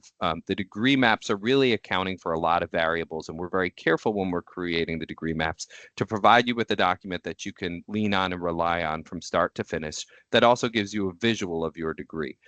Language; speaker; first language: English; native; English